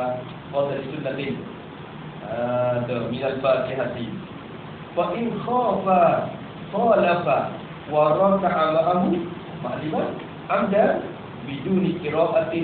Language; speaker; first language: Arabic; non-native, fluent; Malay